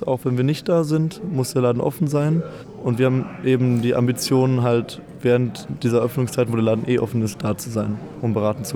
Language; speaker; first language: German; native; German